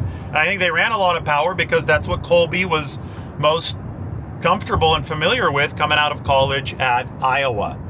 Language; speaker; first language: English; native; English